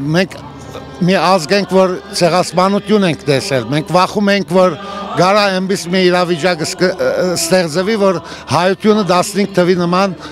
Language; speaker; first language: Armenian; early bilingual, heritage; Armenian